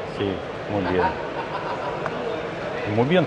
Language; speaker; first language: Spanish; non-native, learner; Russian